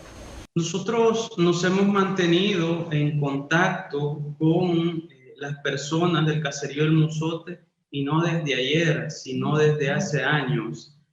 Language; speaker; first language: Spanish; native; Spanish